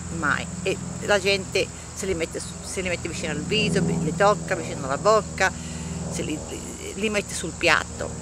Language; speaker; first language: Italian; early bilingual, heritage; Italian